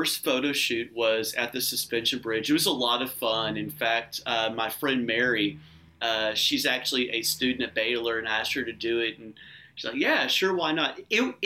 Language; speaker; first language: English; native; English